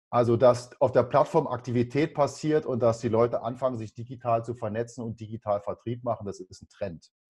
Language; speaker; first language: German; native; German